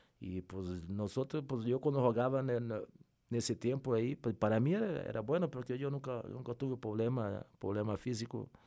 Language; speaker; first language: Spanish; non-native, fluent; Portuguese